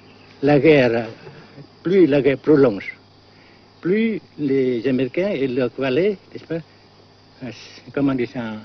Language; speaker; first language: French; non-native, fluent; Vietnamese